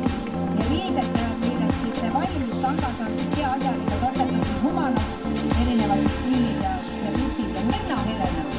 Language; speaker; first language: Estonian; native; Estonian